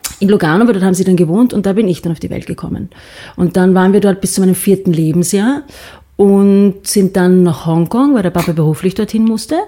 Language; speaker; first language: German; early bilingual, other home language; English